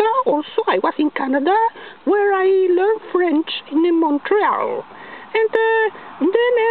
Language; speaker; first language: English; non-native, learner; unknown